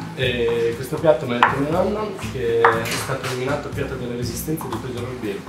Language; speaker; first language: Italian; native; Italian